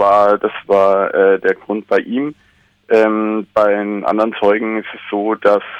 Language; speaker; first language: German; native; German